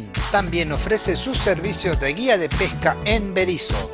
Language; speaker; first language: Spanish; native; Spanish